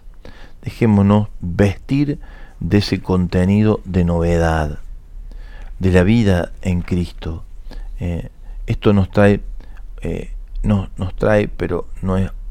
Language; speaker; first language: Spanish; native; Spanish